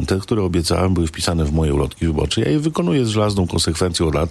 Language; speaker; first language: Polish; native; Polish